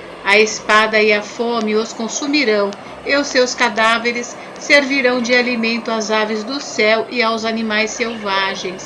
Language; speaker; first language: Portuguese; native; Portuguese